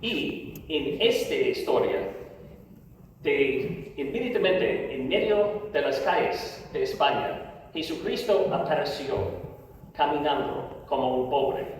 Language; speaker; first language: Spanish; non-native, learner; English